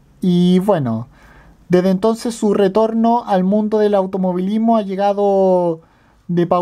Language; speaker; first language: Spanish; native; Spanish